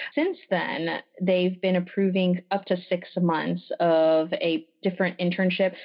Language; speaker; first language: English; early bilingual, other home language; French